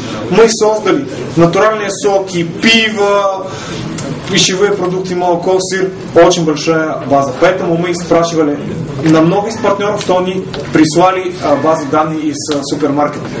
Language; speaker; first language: Russian; non-native, fluent; Bulgarian